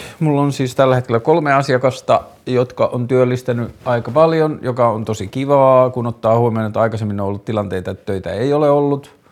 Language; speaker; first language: Finnish; native; Finnish